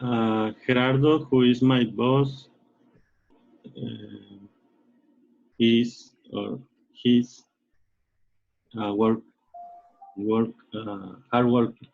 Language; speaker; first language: English; non-native, learner; Spanish